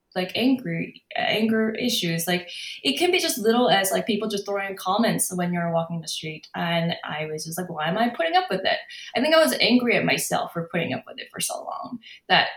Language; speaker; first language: English; non-native, fluent; Korean